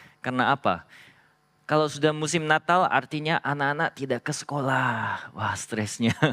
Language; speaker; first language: Indonesian; non-native, fluent; Korean